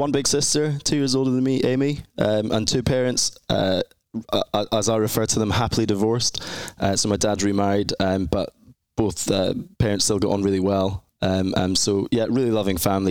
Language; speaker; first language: English; native; English